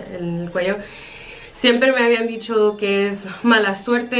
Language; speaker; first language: Spanish; early bilingual, heritage; Spanish